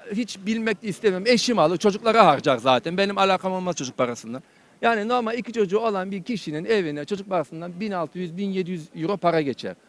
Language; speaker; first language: Turkish; early bilingual, heritage; Turkish